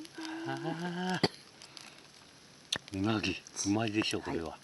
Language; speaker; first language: Japanese; native; Japanese